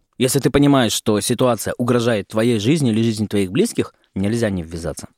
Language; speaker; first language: Russian; native; Russian